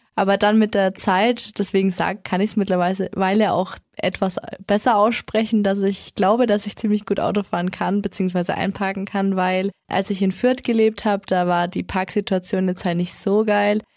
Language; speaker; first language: German; native; German